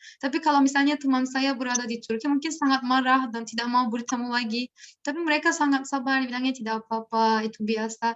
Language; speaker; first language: Indonesian; non-native, learner; Turkish